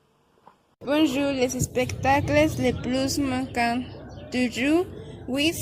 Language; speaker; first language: French; non-native, learner; Spanish